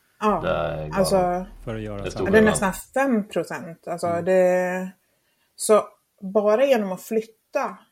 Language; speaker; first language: Swedish; non-native, fluent; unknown